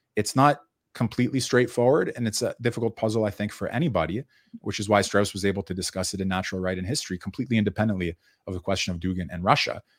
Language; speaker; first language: English; native; English